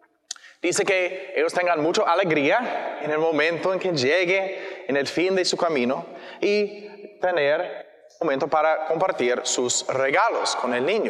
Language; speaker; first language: Spanish; non-native, learner; English